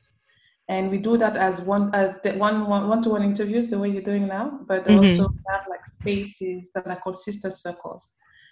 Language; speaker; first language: English; non-native, local second language; French